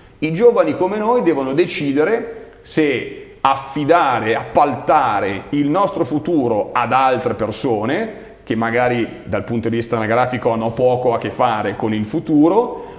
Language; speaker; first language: Italian; native; Italian